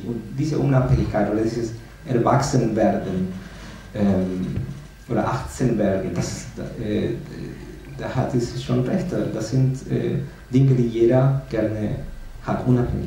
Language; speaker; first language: German; non-native, fluent; Spanish